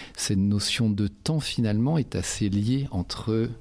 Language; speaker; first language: French; native; French